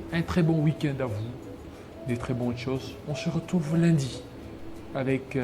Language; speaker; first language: French; non-native, local second language; Lingala